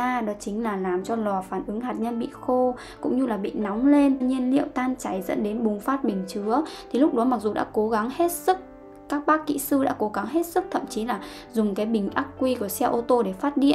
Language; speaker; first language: Vietnamese; native; Vietnamese